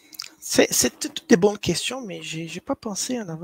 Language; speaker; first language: French; non-native, fluent; Portuguese